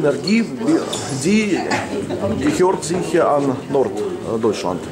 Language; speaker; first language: German; non-native, learner; Russian